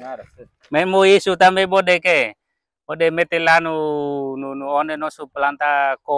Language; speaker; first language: Portuguese; non-native, learner; Vietnamese